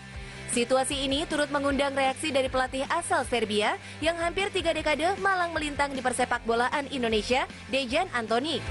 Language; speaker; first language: Indonesian; native; Indonesian